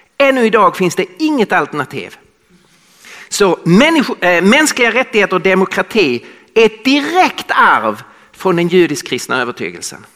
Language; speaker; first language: Swedish; native; Swedish